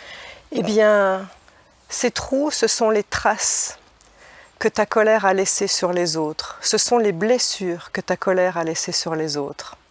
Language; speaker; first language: French; native; French